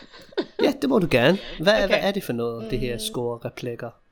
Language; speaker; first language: Danish; non-native, fluent; English